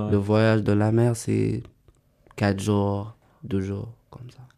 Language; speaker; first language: French; non-native, learner; Arabic